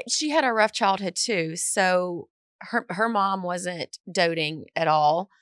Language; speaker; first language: English; native; English